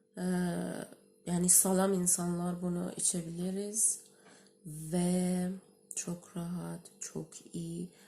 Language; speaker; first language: Turkish; non-native, learner; Persian